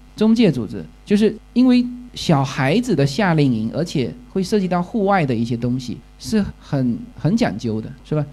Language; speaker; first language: Chinese; native; Chinese